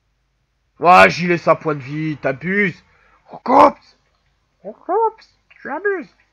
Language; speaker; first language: French; native; French